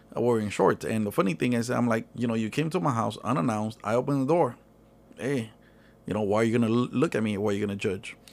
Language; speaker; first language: English; early bilingual, other home language; Spanish